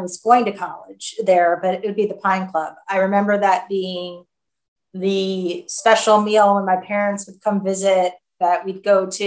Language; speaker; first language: English; native; English